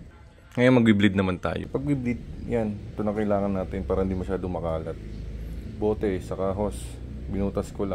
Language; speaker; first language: Filipino; native; Filipino